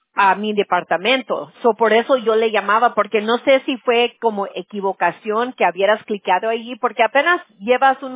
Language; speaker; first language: Spanish; early bilingual, heritage; Spanish